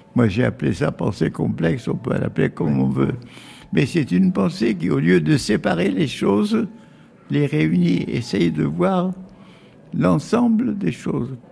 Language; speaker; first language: French; native; French